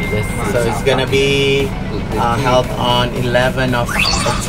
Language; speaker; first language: English; non-native, fluent; Indonesian